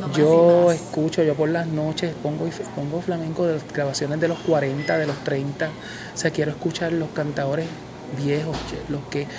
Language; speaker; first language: Spanish; native; Spanish